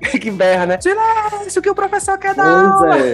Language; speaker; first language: Portuguese; native; Portuguese